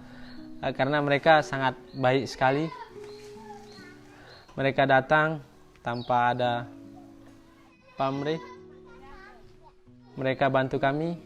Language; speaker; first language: Indonesian; non-native, local second language; Sasak